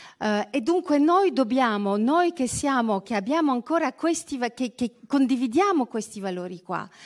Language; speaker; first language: Italian; early bilingual, heritage; French